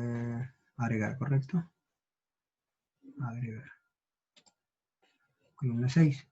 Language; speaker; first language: Spanish; native; Spanish